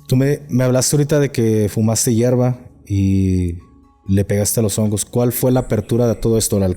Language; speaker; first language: Spanish; native; Spanish